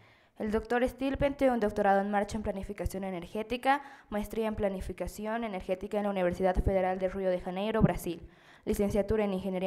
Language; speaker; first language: Spanish; native; Spanish